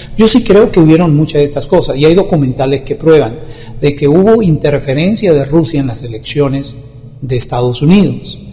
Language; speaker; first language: Spanish; native; Spanish